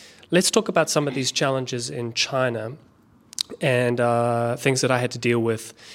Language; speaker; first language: English; native; English